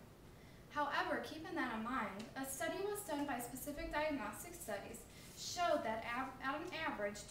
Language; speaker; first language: English; native; English